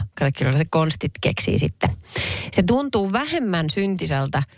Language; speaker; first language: Finnish; native; Finnish